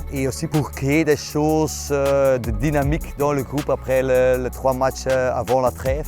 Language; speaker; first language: French; non-native, local second language; Dutch